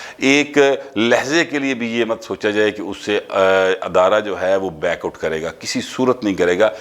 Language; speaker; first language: Urdu; non-native, local second language; Punjabi